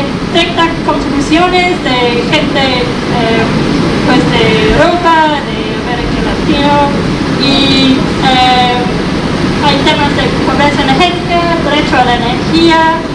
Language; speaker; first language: Spanish; non-native, fluent; English